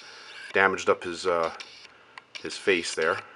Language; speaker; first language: English; native; English